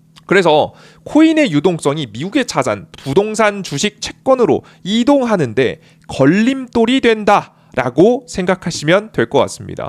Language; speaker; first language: Korean; native; Korean